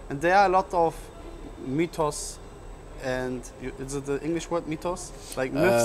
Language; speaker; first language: English; non-native, learner; German